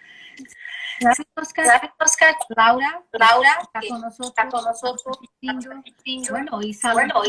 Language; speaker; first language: Spanish; non-native, learner; Portuguese